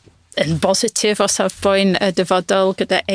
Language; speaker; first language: Welsh; non-native, local second language; English